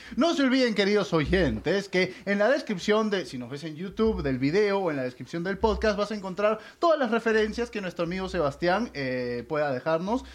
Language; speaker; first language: Spanish; native; Spanish